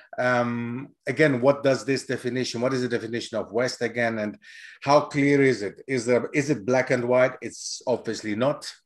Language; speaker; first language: English; non-native, fluent; Greek